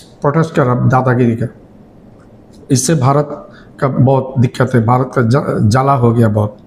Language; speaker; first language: Hindi; non-native, learner; Bangla